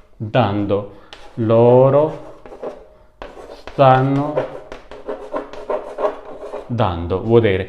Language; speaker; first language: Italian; non-native, fluent; Urdu